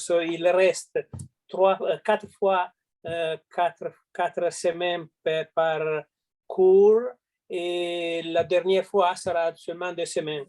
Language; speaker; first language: French; non-native, fluent; Italian